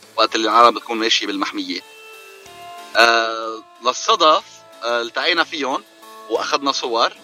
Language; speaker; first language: Arabic; native; Arabic